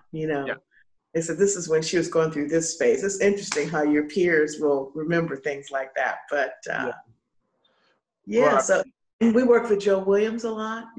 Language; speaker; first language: English; native; English